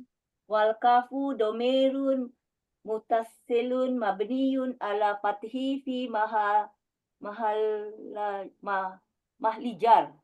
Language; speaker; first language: Arabic; non-native, learner; Malay